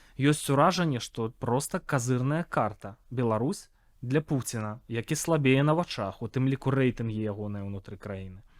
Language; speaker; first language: Belarusian; non-native, local second language; Russian